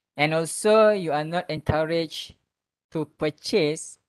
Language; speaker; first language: English; non-native, local second language; Malay